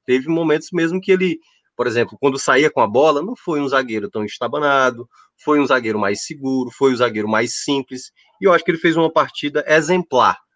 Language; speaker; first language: Portuguese; native; Portuguese